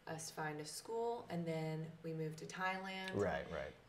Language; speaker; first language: English; native; English